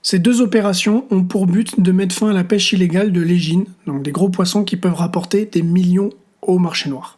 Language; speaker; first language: French; native; French